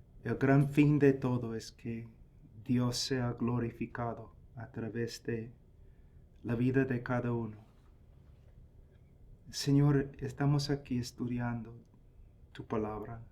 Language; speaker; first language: Spanish; non-native, fluent; English